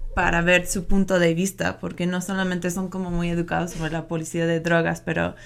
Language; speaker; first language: Spanish; non-native, fluent; English